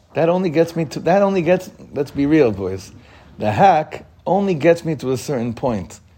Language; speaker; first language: English; native; English